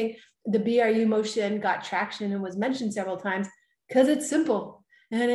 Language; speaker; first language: English; native; English